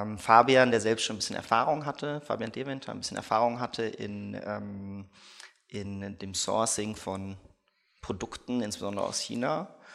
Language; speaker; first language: German; early bilingual, other home language; Russian